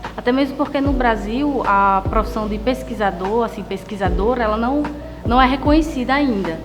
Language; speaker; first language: Portuguese; native; Portuguese